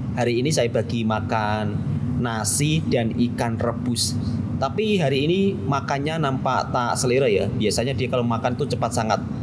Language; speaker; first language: Indonesian; native; Indonesian